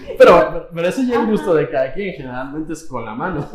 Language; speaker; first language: Spanish; native; Spanish